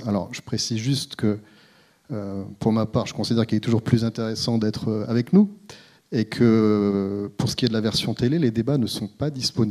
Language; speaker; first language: French; native; French